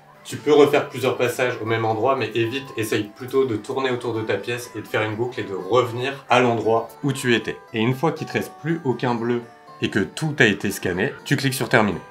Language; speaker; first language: French; native; French